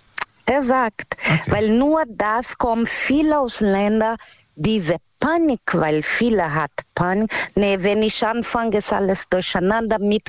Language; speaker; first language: German; non-native, learner; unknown